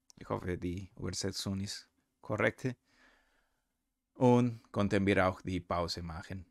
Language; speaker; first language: German; non-native, learner; Spanish